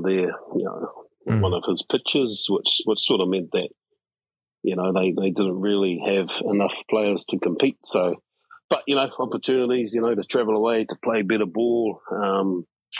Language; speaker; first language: English; native; English